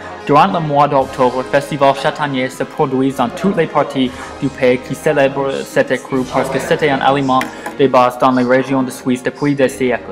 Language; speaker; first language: French; non-native, learner; English